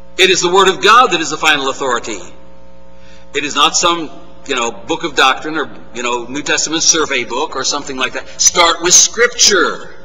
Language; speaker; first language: English; native; English